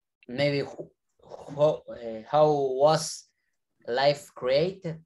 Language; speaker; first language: English; non-native, learner; Spanish